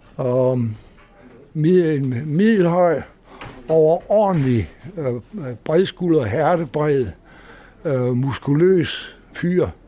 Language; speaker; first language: Danish; native; Danish